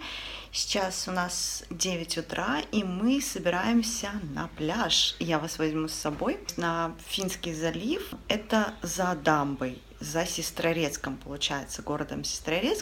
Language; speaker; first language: Russian; native; Russian